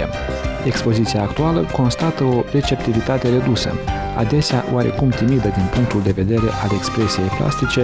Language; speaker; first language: Romanian; native; Romanian